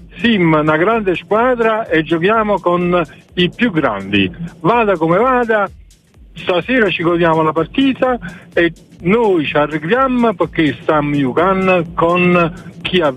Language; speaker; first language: Italian; non-native, local second language; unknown